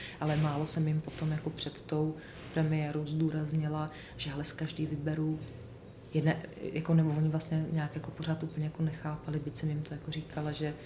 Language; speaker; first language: Czech; native; Czech